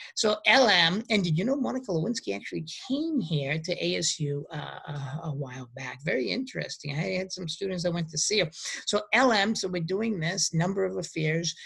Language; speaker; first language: English; native; English